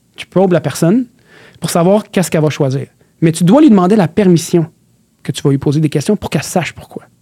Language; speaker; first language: French; early bilingual, other home language; Arabic